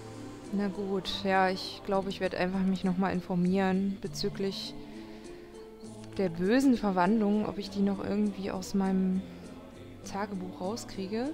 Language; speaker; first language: German; native; German